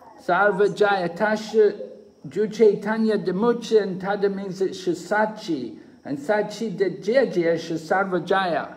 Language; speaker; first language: Chinese; non-native, fluent; English